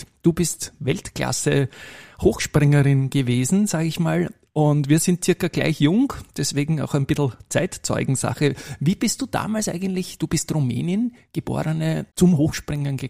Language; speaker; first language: German; native; German